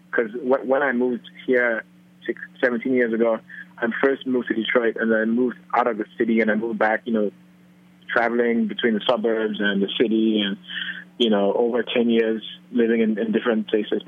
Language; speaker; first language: English; non-native, local second language; Yoruba